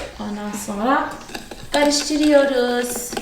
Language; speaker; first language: Turkish; non-native, fluent; Portuguese